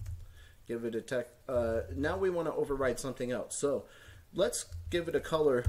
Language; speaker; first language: English; native; English